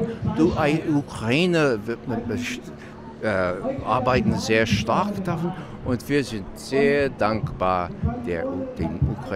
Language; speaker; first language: German; non-native, fluent; Dutch